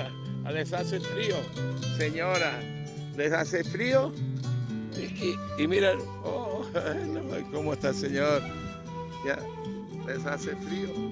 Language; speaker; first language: Spanish; non-native, learner; English